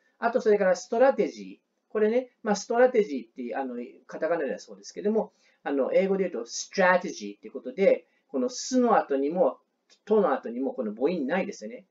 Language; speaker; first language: Japanese; native; Japanese